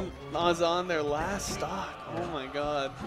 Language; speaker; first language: English; native; English